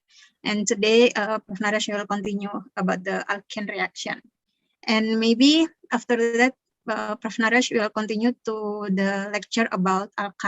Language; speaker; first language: English; non-native, learner; Indonesian